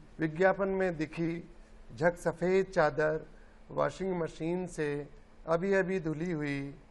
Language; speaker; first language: Hindi; native; Hindi